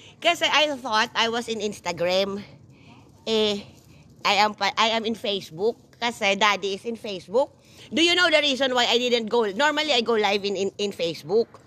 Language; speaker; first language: English; non-native, local second language; Filipino